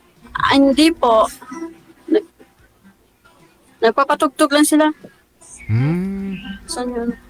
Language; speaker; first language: Filipino; non-native, local second language; Hiligaynon